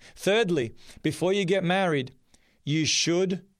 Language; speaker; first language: English; early bilingual, other home language; Macedonian